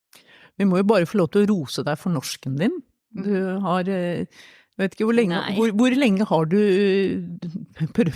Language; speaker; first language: Norwegian; native; Norwegian